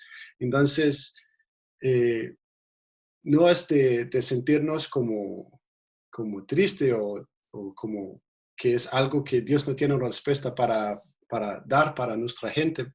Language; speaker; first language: Spanish; non-native, fluent; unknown